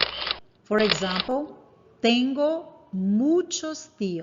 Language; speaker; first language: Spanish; non-native, fluent; English